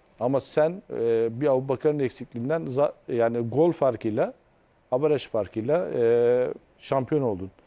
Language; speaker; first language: Turkish; native; Turkish